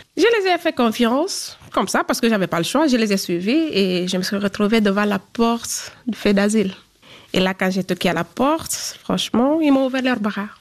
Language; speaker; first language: French; non-native, local second language; Fula